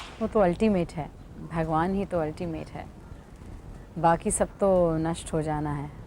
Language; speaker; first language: Hindi; non-native, local second language; Punjabi